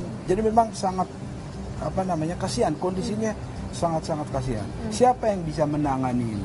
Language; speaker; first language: Indonesian; native; Indonesian